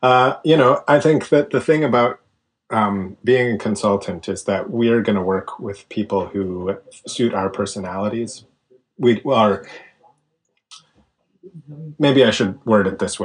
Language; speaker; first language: English; native; English